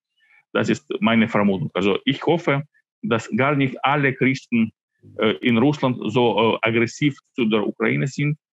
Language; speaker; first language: German; non-native, fluent; Ukrainian